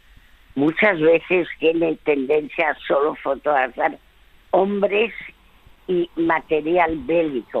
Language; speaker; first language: Spanish; early bilingual, other home language; French